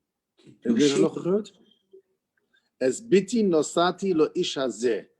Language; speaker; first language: Dutch; non-native, fluent; English